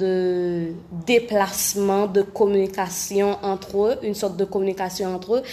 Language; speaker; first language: French; non-native, local second language; Haitian Creole